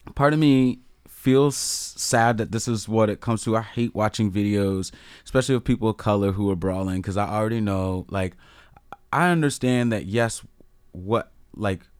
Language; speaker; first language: English; native; English